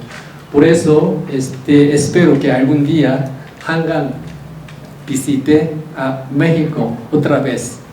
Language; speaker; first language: Spanish; non-native, learner; Korean